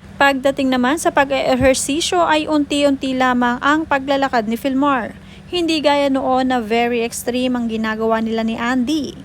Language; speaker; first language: Filipino; native; Filipino